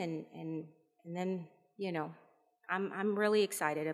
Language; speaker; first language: English; native; English